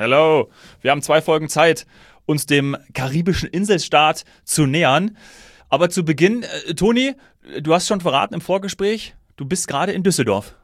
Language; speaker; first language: German; native; German